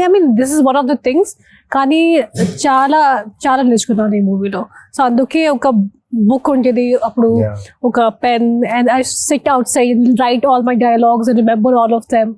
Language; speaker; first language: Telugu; non-native, local second language; Hindi